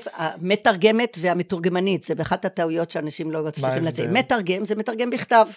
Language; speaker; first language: Hebrew; native; Hebrew